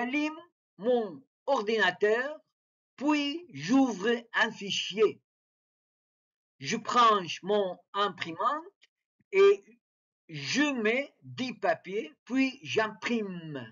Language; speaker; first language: French; non-native, fluent; Arabic